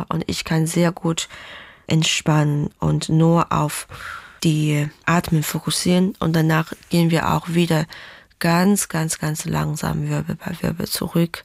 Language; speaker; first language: German; non-native, learner; Chinese